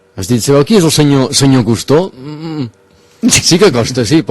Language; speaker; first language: Catalan; native; Catalan